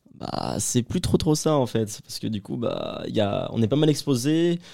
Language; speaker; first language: French; native; French